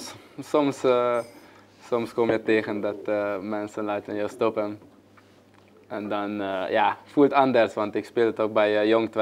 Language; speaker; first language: Dutch; non-native, learner; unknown